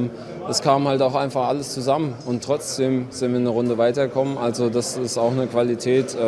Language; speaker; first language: German; native; German